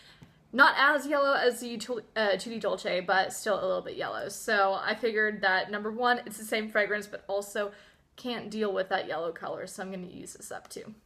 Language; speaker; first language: English; native; English